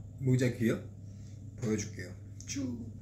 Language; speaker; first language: Korean; non-native, fluent; Chinese